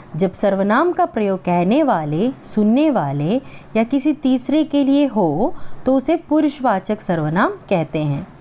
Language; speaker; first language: Hindi; non-native, local second language; Malayalam